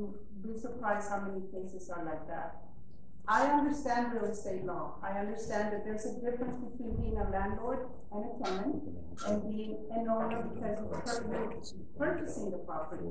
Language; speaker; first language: English; early bilingual, other home language; Spanish